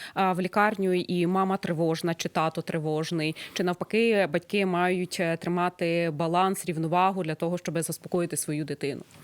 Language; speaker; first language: Ukrainian; native; Ukrainian